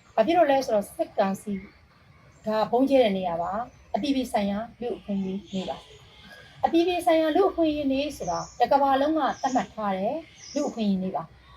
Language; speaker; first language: Burmese; native; Burmese